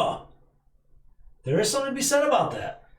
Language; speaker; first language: English; native; English